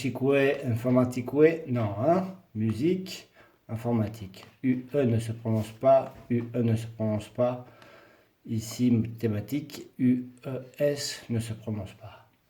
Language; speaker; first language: French; non-native, fluent; Spanish